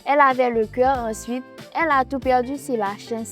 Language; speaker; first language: French; non-native, local second language; Haitian Creole